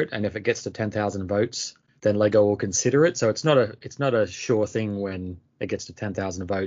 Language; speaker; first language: English; native; English